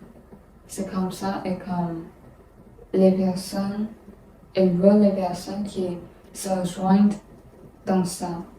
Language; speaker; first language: French; non-native, learner; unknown